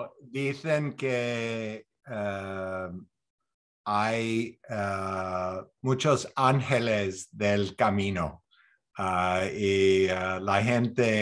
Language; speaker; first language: Spanish; non-native, fluent; English